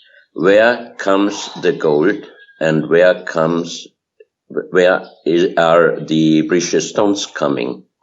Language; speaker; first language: English; non-native, fluent; German